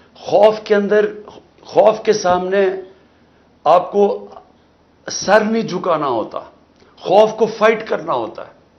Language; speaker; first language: Urdu; native; Urdu